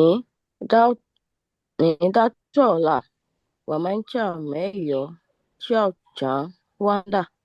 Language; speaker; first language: Chinese; non-native, learner; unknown